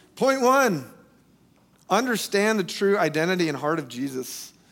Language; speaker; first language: English; native; English